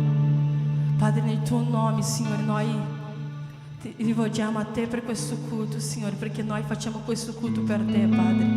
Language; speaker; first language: Italian; non-native, fluent; Portuguese